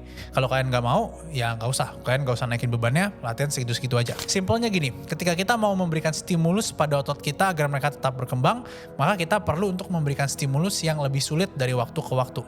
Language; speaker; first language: Indonesian; native; Indonesian